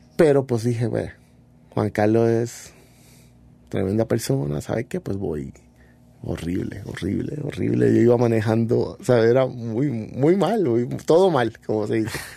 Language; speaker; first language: Spanish; native; Spanish